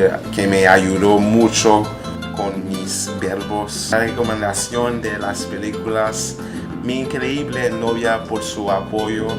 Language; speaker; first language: Spanish; non-native, learner; French